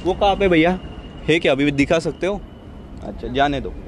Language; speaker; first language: Hindi; non-native, local second language; Marathi